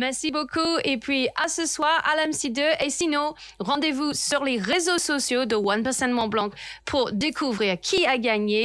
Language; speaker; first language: French; native; French